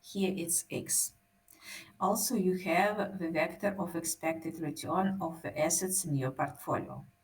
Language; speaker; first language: English; non-native, fluent; Russian